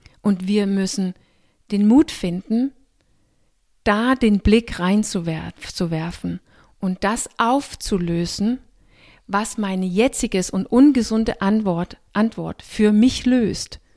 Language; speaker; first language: German; non-native, fluent; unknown